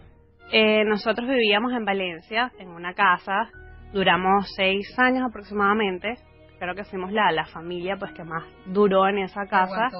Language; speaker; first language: Spanish; native; Spanish